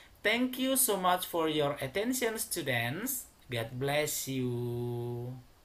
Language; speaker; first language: English; non-native, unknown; Indonesian